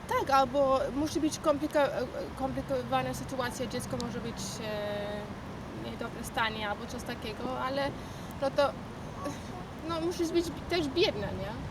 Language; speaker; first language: Polish; non-native, learner; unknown